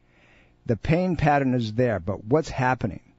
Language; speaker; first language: English; native; English